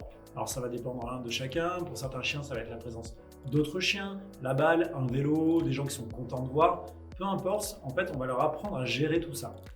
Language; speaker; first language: French; native; French